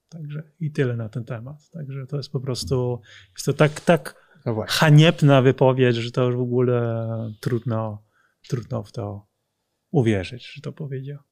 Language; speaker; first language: Polish; non-native, fluent; Dutch